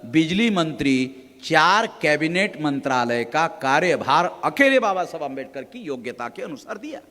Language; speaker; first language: Hindi; non-native, local second language; Marathi